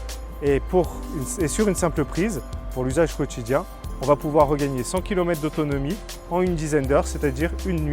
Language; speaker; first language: French; native; French